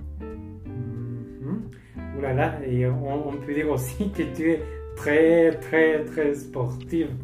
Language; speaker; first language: French; non-native, learner; Spanish